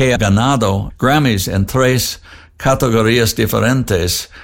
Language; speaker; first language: Spanish; non-native, learner; English